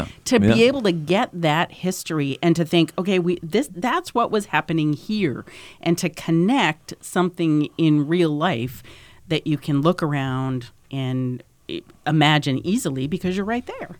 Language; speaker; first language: English; native; English